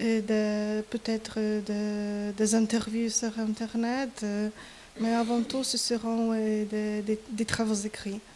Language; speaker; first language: French; non-native, fluent; Polish